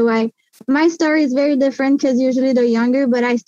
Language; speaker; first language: English; non-native, fluent; French